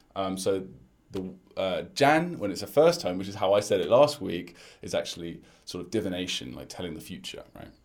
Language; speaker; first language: English; native; English